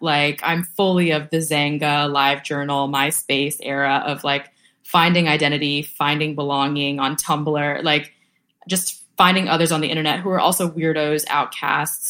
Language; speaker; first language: English; early bilingual, other home language; Vietnamese